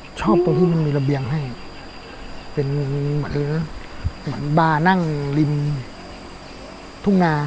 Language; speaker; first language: Thai; native; Thai